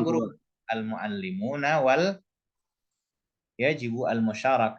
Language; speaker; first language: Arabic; non-native, fluent; Indonesian